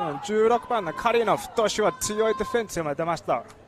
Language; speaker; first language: Japanese; non-native, learner; English